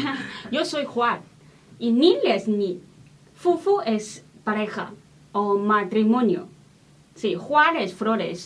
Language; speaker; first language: Spanish; non-native, learner; Chinese